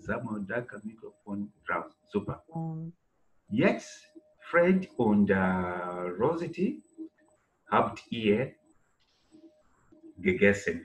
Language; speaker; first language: German; non-native, fluent; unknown